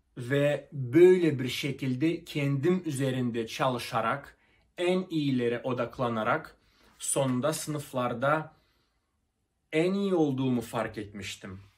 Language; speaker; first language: Turkish; non-native, fluent; Russian